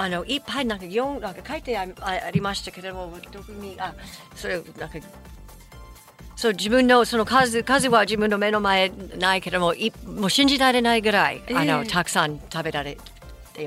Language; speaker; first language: Japanese; non-native, fluent; English